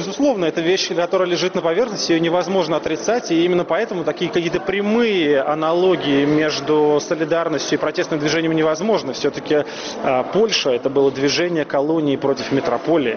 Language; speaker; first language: Russian; native; Russian